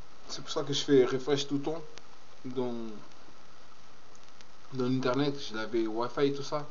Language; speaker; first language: French; non-native, learner; Portuguese